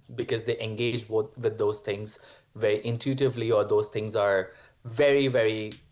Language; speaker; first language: English; non-native, local second language; Hindi